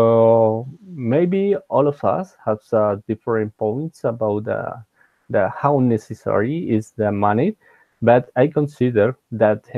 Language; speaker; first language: English; non-native, learner; Spanish